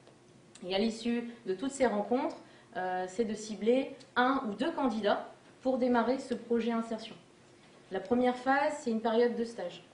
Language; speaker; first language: French; native; French